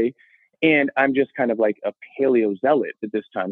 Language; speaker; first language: English; native; English